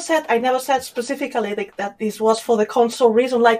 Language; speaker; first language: English; non-native, fluent; Spanish